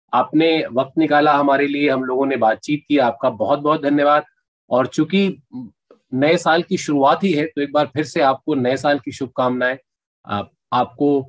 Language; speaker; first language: Hindi; native; Hindi